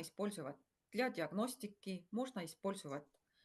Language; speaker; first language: Russian; non-native, fluent; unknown